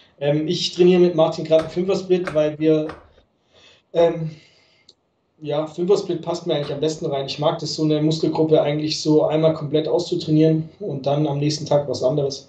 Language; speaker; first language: German; native; German